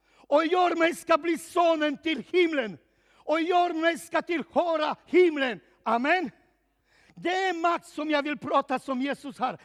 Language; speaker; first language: Swedish; non-native, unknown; Serbian